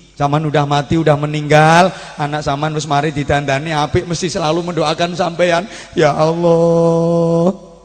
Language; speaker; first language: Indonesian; non-native, local second language; Javanese